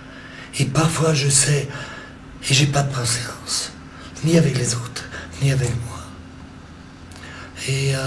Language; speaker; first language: French; non-native, local second language; German